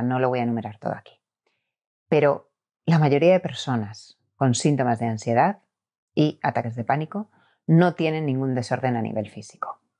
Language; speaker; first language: Spanish; native; Spanish